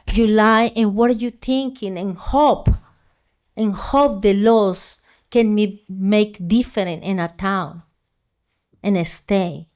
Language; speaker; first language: English; non-native, fluent; Spanish